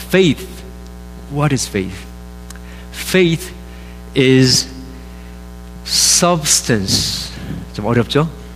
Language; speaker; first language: English; non-native, fluent; Korean